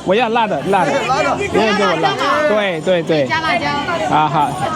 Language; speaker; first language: Chinese; non-native, fluent; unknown